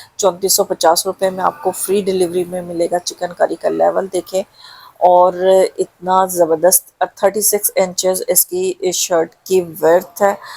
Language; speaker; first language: Urdu; non-native, local second language; Punjabi